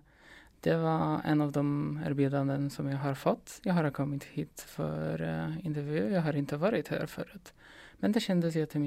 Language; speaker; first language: Swedish; non-native, fluent; Polish